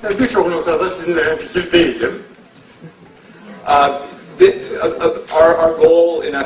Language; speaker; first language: Turkish; non-native, fluent; English